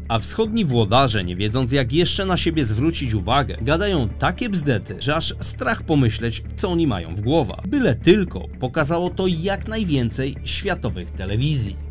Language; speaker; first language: Polish; native; Polish